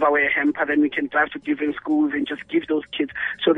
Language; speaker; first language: English; non-native, local second language; Southern Sotho